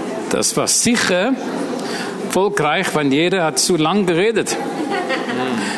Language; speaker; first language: German; non-native, learner; English